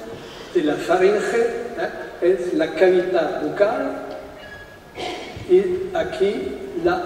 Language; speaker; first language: Spanish; non-native, fluent; French